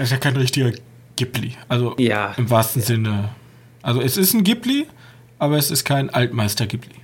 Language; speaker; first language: German; native; German